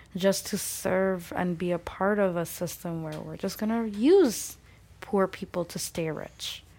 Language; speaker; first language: English; early bilingual, other home language; Bangla